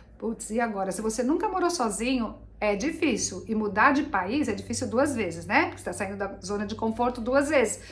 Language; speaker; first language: Portuguese; native; Portuguese